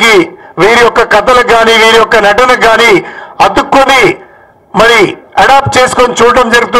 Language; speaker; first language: Telugu; native; Telugu